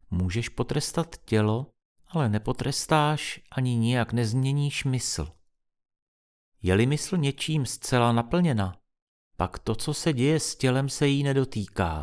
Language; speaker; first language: Czech; native; Czech